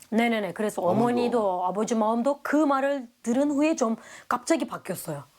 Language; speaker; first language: Korean; non-native, fluent; Turkish